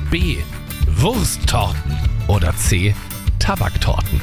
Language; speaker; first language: German; native; German